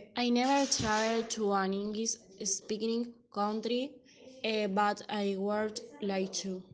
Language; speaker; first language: English; non-native, learner; Spanish